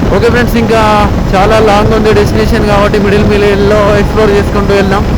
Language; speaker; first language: Telugu; native; Telugu